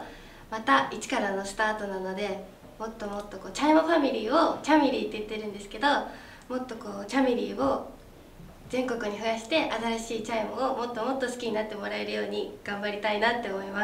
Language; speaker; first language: Japanese; native; Japanese